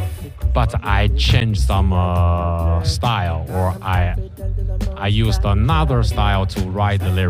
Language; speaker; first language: English; non-native, learner; Chinese